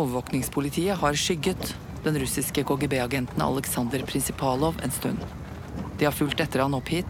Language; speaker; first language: Norwegian; native; Norwegian